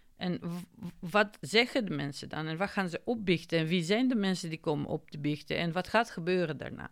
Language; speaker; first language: Dutch; non-native, fluent; Macedonian